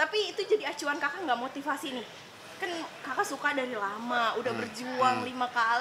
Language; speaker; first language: Indonesian; native; Indonesian